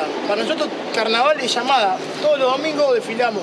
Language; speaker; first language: Spanish; native; Spanish